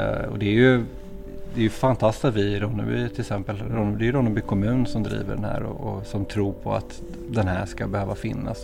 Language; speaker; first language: Swedish; native; Swedish